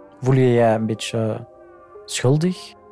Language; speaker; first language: Dutch; non-native, fluent; Arabic